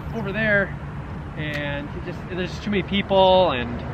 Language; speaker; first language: English; native; English